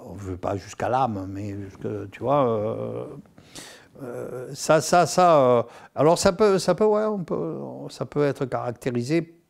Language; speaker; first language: French; native; French